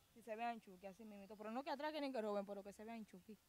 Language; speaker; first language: Spanish; native; Spanish